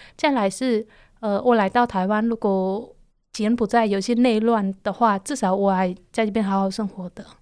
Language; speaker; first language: Chinese; non-native, fluent; Khmer